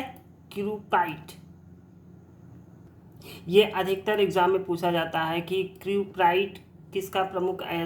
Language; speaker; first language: Hindi; native; Hindi